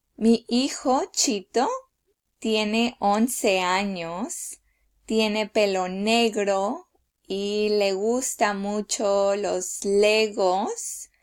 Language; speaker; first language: Spanish; early bilingual, heritage; Spanish